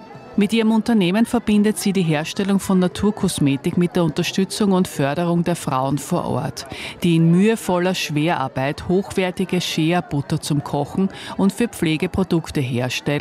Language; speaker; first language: German; native; German